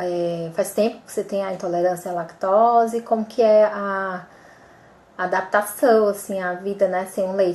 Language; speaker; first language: Portuguese; native; Portuguese